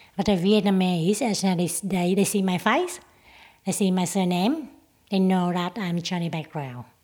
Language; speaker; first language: English; non-native, learner; Vietnamese